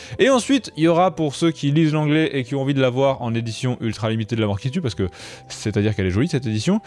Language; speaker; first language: French; native; French